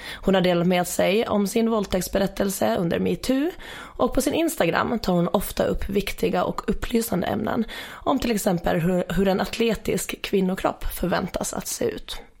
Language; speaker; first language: Swedish; native; Swedish